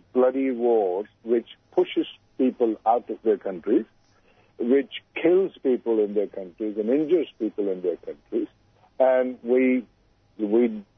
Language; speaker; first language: English; non-native, local second language; Urdu